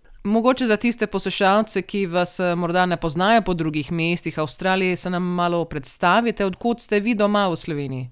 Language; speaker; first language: Slovenian; native; Slovenian